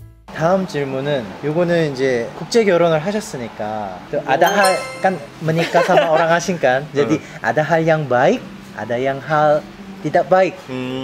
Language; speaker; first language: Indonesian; non-native, fluent; Korean